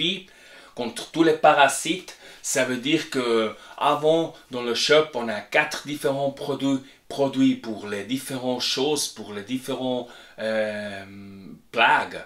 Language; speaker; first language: French; non-native, fluent; Spanish